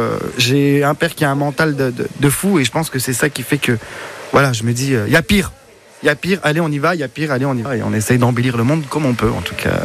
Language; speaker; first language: French; early bilingual, other home language; Arabic